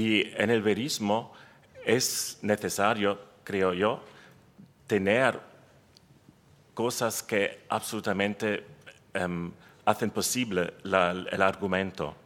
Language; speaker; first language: Spanish; non-native, learner; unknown